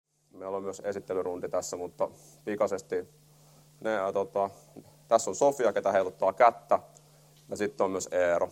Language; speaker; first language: Finnish; native; Finnish